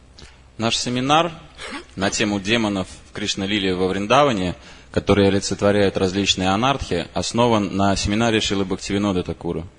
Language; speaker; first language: Russian; native; Russian